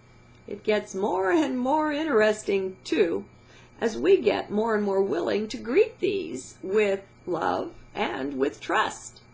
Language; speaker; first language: English; native; English